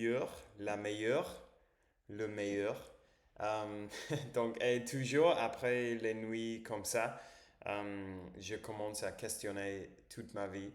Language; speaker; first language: French; non-native, learner; English